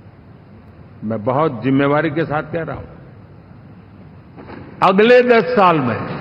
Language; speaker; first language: Hindi; non-native, local second language; Gujarati